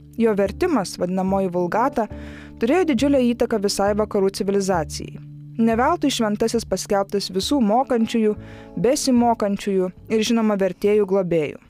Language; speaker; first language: Lithuanian; native; Lithuanian